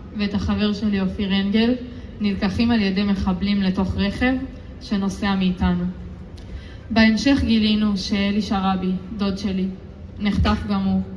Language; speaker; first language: Hebrew; native; Hebrew